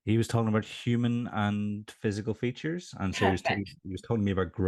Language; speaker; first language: English; native; English